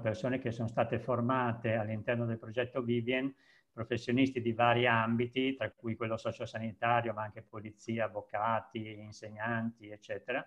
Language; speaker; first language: Italian; native; Italian